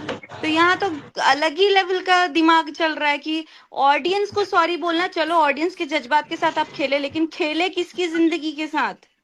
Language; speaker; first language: Hindi; native; Hindi